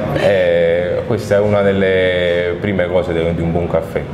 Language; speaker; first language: Italian; non-native, local second language; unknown